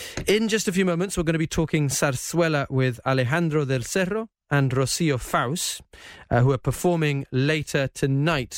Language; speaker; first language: English; native; English